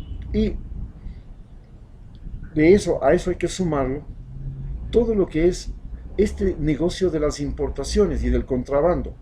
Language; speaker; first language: Spanish; native; Spanish